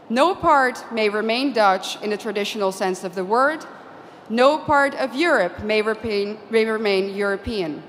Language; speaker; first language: English; non-native, fluent; Dutch